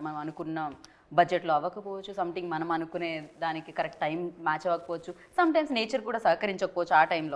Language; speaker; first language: Telugu; native; Telugu